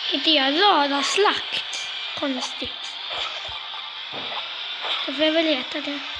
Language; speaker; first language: Swedish; native; Swedish